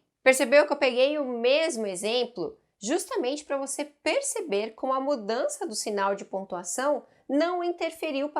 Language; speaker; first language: Portuguese; native; Portuguese